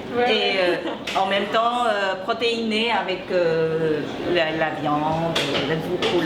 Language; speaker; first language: French; non-native, fluent; Chinese